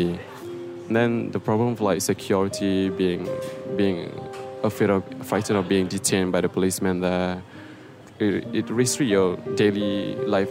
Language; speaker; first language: English; non-native, local second language; Malay